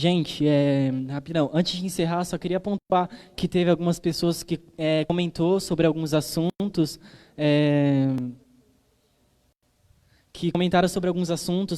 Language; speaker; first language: Portuguese; native; Portuguese